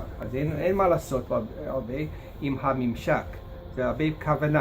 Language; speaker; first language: Hebrew; non-native, fluent; English